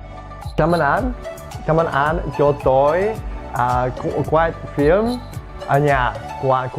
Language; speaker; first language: Vietnamese; non-native, learner; Czech